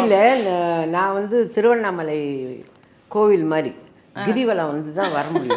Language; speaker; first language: Tamil; native; Tamil